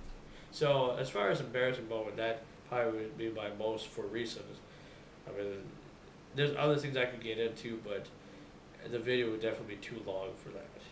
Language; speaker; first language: English; native; English